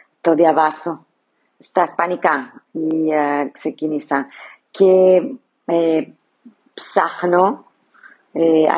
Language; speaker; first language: Greek; non-native, learner; Portuguese